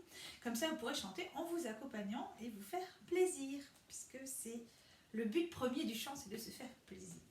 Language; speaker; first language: French; native; French